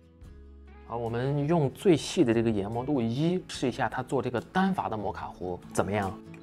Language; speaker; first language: Chinese; native; Chinese